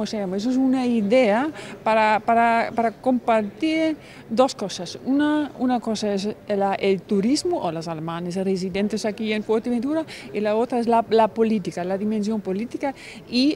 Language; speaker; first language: Spanish; non-native, fluent; German